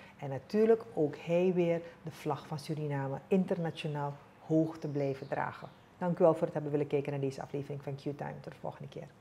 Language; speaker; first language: Dutch; native; Dutch